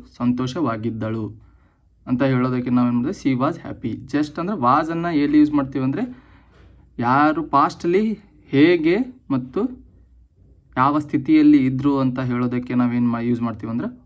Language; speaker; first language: Kannada; native; Kannada